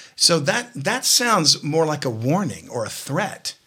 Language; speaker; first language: English; native; English